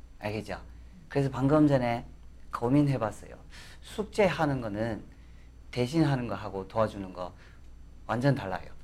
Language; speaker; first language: Korean; non-native, fluent; Chinese